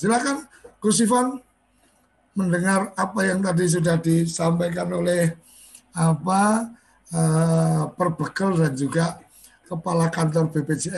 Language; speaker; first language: Malay; native; Malay